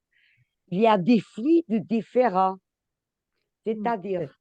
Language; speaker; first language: French; non-native, fluent; Portuguese